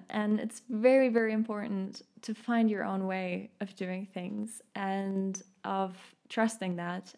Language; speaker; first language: English; non-native, fluent; German